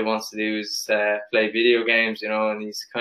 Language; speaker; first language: English; native; English